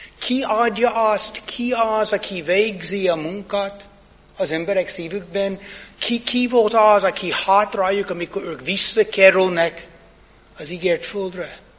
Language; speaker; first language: Hungarian; non-native, fluent; English